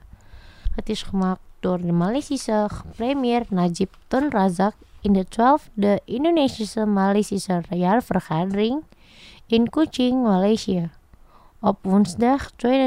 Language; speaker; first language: Dutch; non-native, fluent; Indonesian